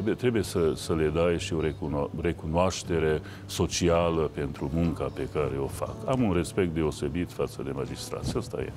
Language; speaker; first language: Romanian; non-native, local second language; Hungarian